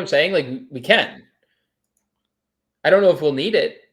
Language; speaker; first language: English; native; English